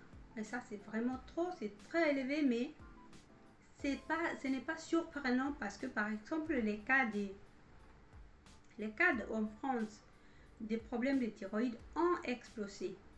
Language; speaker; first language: French; non-native, fluent; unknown